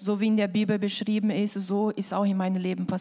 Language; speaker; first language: German; non-native, fluent; Portuguese